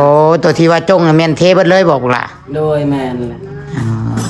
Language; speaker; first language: Thai; non-native, local second language; Lao